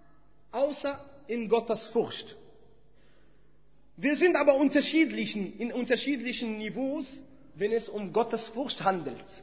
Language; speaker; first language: German; non-native, fluent; Arabic